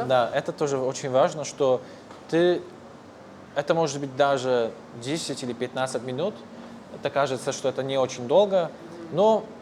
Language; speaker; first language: Russian; non-native, fluent; Polish